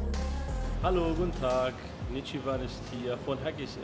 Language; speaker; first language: German; non-native, learner; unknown